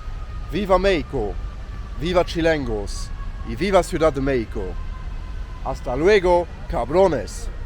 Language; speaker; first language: Spanish; non-native, learner; English